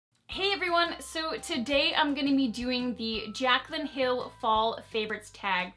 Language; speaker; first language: English; native; English